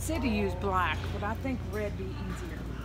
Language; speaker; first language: English; native; English